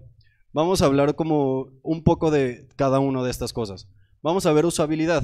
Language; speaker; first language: Spanish; native; Spanish